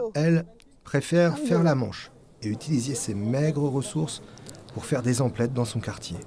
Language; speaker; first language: French; native; French